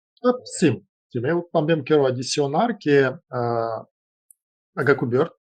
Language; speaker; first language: Portuguese; non-native, fluent; Russian